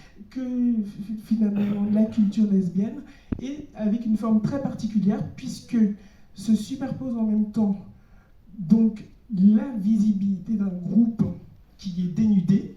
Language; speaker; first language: French; native; French